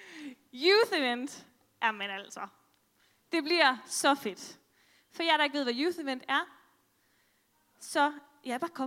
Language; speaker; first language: Danish; native; Danish